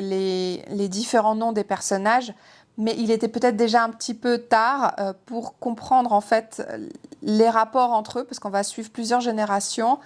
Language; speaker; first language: French; native; French